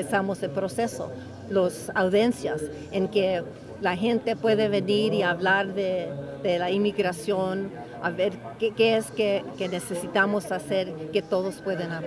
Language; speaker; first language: Spanish; early bilingual, heritage; English